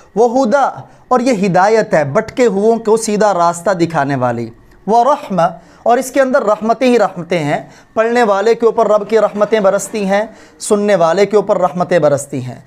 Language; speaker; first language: Urdu; native; Urdu